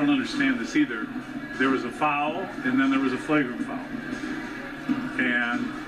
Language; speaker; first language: English; native; English